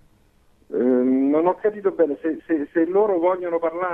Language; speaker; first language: Italian; native; Italian